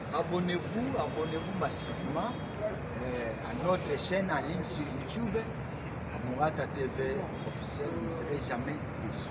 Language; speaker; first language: French; non-native, local second language; Lingala